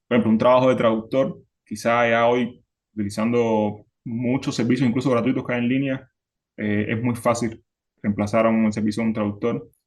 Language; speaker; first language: Spanish; native; Spanish